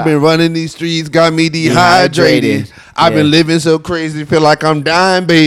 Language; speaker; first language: English; native; English